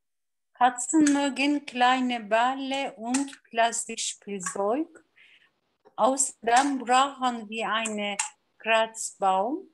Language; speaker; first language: German; non-native, learner; Turkish